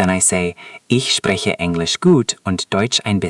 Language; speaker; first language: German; non-native, learner; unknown